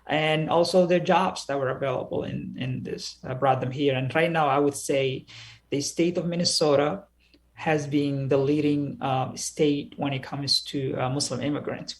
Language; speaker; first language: English; early bilingual, other home language; Somali